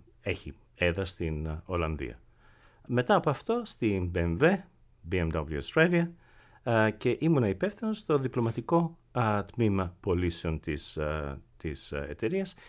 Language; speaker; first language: Greek; native; Greek